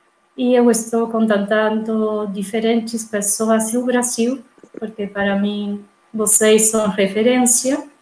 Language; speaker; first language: Portuguese; non-native, fluent; Spanish